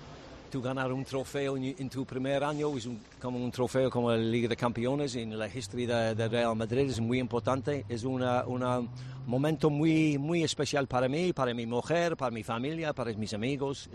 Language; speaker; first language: Spanish; non-native, learner; English